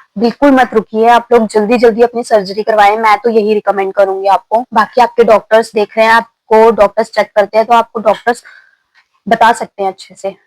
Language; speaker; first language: Hindi; native; Hindi